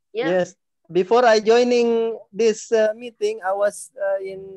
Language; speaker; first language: English; non-native, fluent; Malay